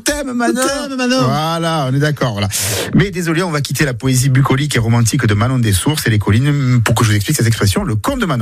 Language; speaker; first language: French; native; French